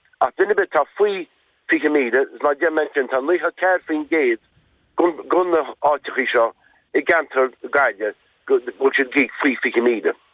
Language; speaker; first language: Irish; native; Irish